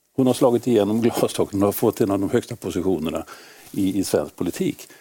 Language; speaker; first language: Swedish; native; Swedish